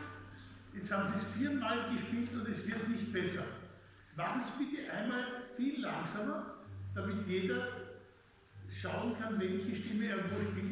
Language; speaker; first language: German; native; German